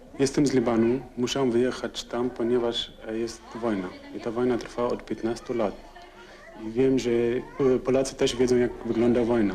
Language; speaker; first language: Polish; non-native, fluent; Arabic